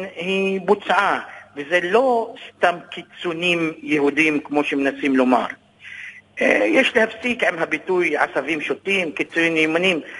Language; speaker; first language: Hebrew; non-native, local second language; Arabic